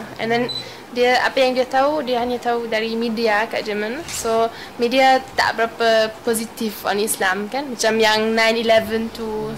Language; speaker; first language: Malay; non-native, fluent; German